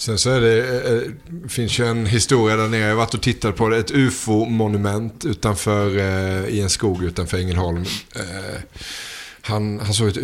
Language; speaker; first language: Swedish; native; Swedish